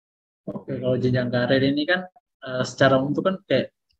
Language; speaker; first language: Indonesian; native; Indonesian